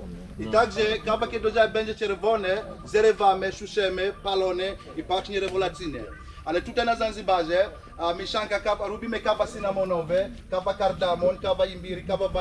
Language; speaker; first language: Polish; non-native, learner; Swahili